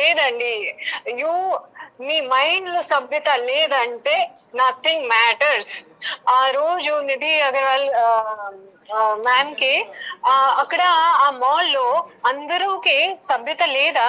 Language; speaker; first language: Telugu; non-native, learner; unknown